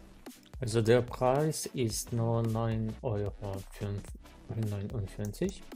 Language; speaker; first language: German; non-native, learner; Ukrainian